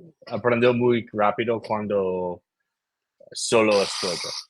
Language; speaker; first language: Spanish; non-native, learner; English